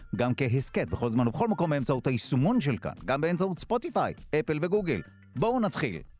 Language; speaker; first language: Hebrew; native; Hebrew